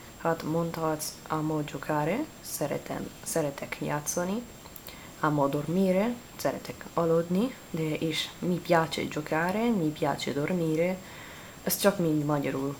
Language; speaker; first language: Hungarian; non-native, learner; Italian